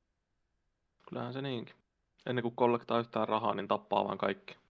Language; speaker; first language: Finnish; native; Finnish